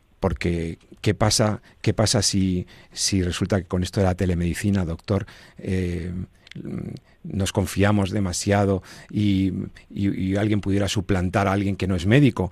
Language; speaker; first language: Spanish; native; Spanish